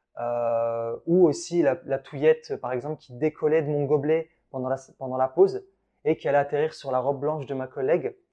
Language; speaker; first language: French; early bilingual, other home language; Arabic